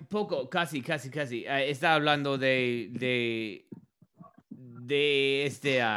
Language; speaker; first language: Spanish; non-native, learner; English